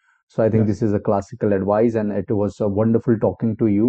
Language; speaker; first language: English; non-native, local second language; Hindi